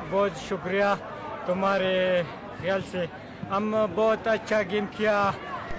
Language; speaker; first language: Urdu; non-native, local second language; Pashto